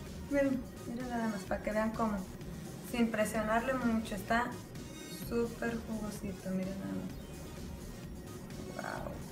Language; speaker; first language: Spanish; early bilingual, heritage; Spanish